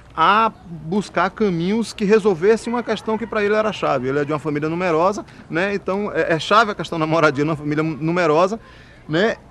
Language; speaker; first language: Portuguese; native; Portuguese